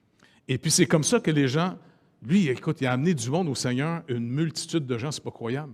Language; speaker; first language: French; native; French